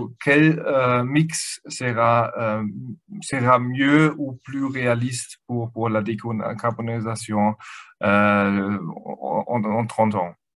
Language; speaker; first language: French; non-native, fluent; German